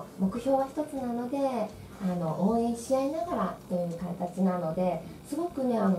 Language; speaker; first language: Japanese; native; Japanese